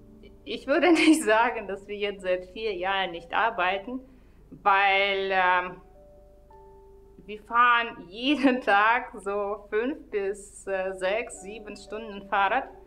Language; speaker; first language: German; non-native, fluent; Russian